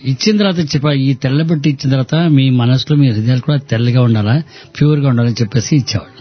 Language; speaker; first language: Telugu; native; Telugu